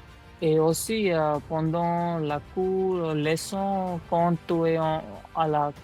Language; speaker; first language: French; non-native, learner; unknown